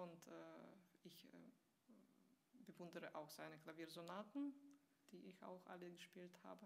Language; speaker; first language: German; non-native, fluent; Russian